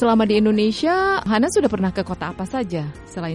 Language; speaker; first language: Indonesian; native; Indonesian